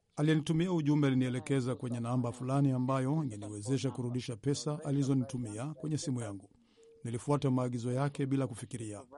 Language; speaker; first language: Swahili; non-native, local second language; Rundi